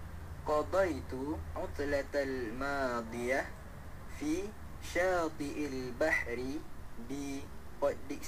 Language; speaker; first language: Arabic; non-native, learner; Malay